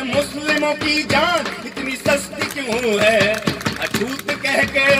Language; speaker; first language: Hindi; native; Hindi